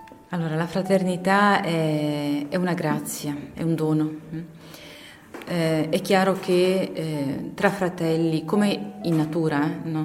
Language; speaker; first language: Italian; native; Italian